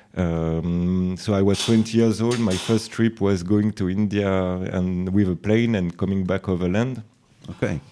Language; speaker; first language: English; non-native, fluent; French